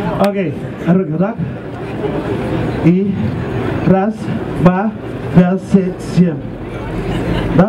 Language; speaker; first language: Russian; non-native, learner; Spanish